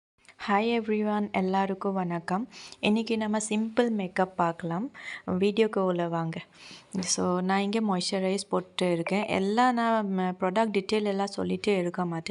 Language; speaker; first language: Tamil; non-native, learner; Assamese